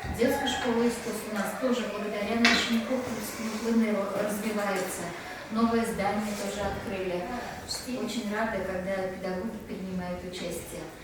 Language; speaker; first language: Russian; non-native, local second language; Chuvash